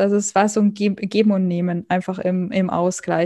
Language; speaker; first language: German; native; German